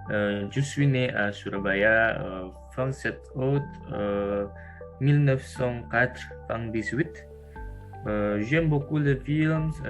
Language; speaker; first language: French; non-native, learner; Indonesian